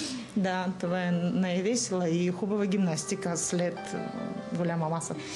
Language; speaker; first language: Bulgarian; non-native, learner; Russian